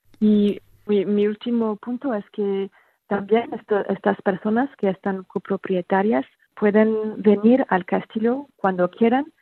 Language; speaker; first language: Spanish; non-native, fluent; French